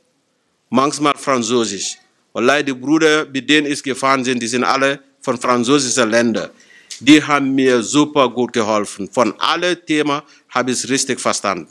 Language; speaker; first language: German; non-native, fluent; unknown